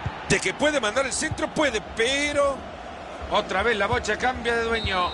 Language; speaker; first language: Spanish; native; Spanish